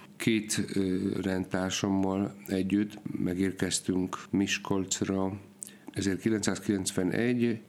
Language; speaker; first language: Hungarian; non-native, fluent; Polish